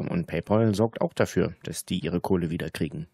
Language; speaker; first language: German; native; German